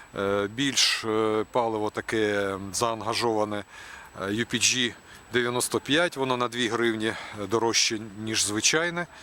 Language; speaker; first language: Ukrainian; non-native, local second language; Russian